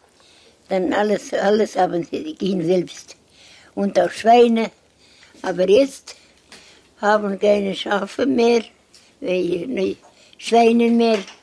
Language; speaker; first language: German; non-native, learner; Estonian